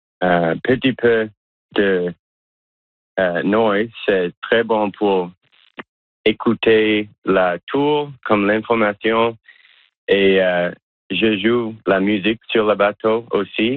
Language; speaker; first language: French; non-native, local second language; English